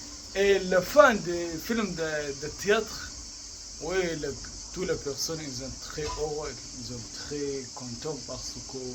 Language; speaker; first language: French; non-native, learner; Arabic